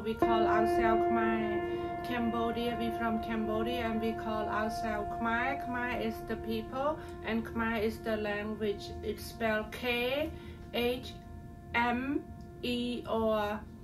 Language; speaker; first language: English; non-native, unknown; Khmer